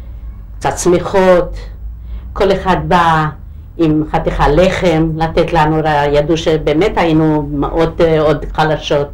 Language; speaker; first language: Hebrew; non-native, local second language; Hungarian